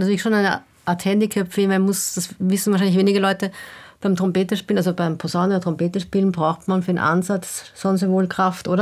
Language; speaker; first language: German; native; German